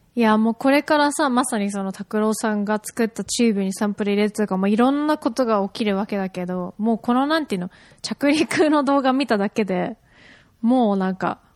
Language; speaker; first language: Japanese; native; Japanese